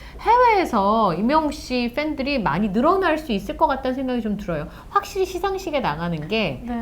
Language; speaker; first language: Korean; native; Korean